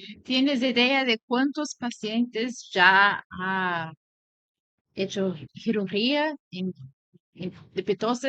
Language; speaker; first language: Spanish; non-native, learner; Portuguese